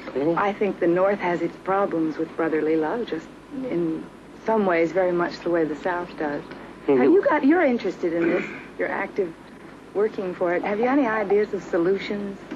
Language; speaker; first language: English; native; English